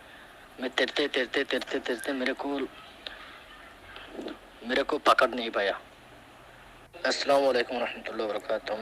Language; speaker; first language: Hindi; non-native, learner; Rohingya